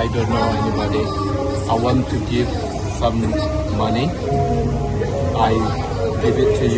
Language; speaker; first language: English; non-native, learner; Indonesian